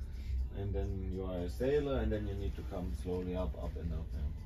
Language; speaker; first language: English; non-native, learner; German